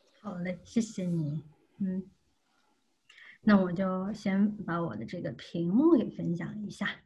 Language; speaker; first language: Chinese; native; Chinese